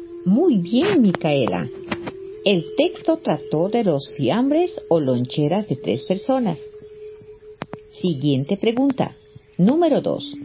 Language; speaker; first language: Spanish; native; Spanish